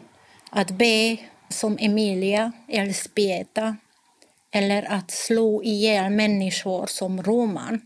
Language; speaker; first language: Swedish; non-native, fluent; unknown